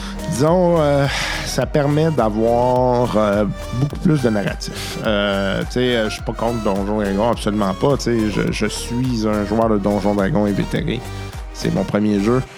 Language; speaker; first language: French; native; French